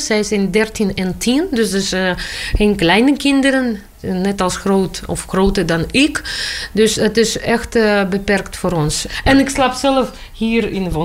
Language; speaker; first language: Dutch; non-native, learner; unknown